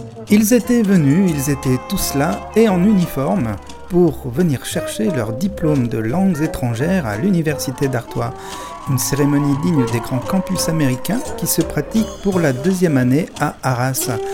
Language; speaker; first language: French; native; French